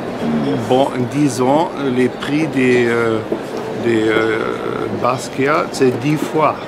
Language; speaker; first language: French; non-native, fluent; German